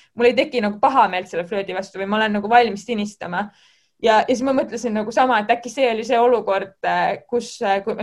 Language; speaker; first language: Estonian; native; Estonian